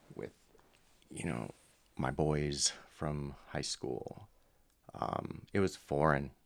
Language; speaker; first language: English; native; English